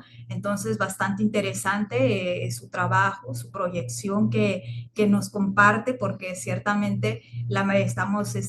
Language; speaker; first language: Spanish; native; Spanish